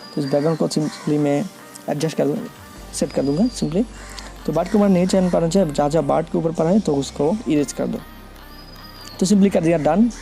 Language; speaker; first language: Hindi; non-native, local second language; Bangla